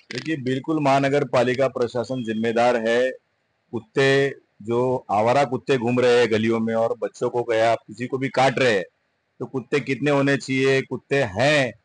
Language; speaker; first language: Hindi; non-native, local second language; Urdu